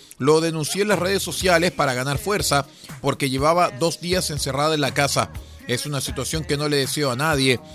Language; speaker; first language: Spanish; native; Spanish